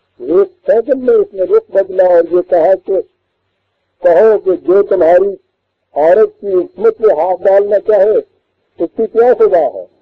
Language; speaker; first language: Urdu; non-native, local second language; Punjabi